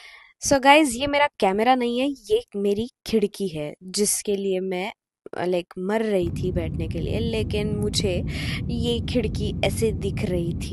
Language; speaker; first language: Hindi; non-native, local second language; Marathi